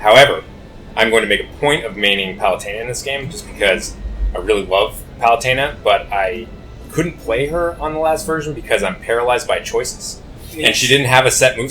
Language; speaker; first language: English; native; English